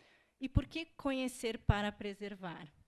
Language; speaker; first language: Portuguese; native; Portuguese